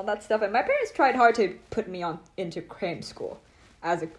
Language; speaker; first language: English; non-native, fluent; Vietnamese